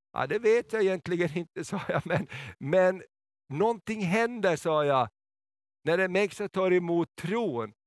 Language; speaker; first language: Swedish; native; Swedish